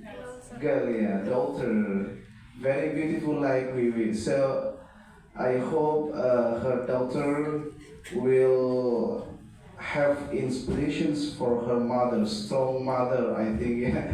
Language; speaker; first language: English; non-native, fluent; Indonesian